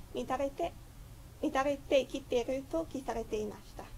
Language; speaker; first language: Japanese; non-native, fluent; English